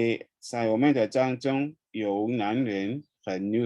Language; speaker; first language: Chinese; non-native, fluent; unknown